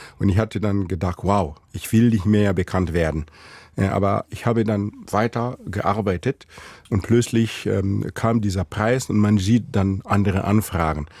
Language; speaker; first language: German; non-native, fluent; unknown